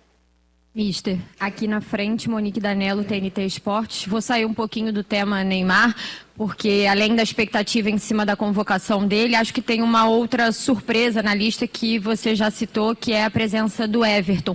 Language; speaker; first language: Portuguese; native; Portuguese